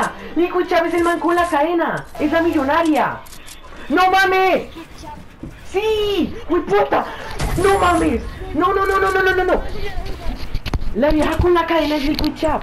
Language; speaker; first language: Spanish; native; Spanish